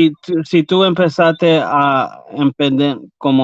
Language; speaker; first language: Spanish; early bilingual, heritage; English